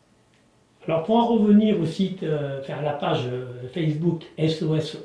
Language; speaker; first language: French; native; French